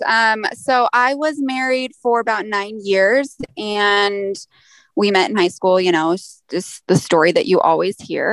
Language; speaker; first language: English; native; English